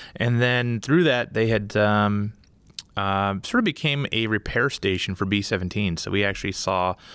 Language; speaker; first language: English; native; English